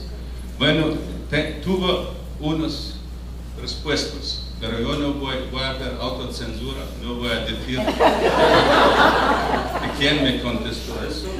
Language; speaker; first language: Spanish; non-native, fluent; Arabic